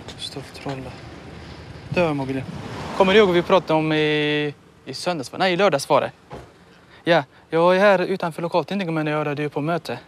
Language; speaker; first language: Swedish; non-native, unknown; Kurdish